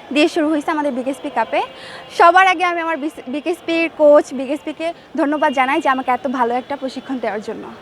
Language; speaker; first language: Bangla; native; Bangla